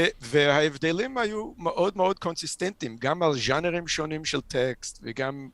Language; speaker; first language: Hebrew; non-native, fluent; English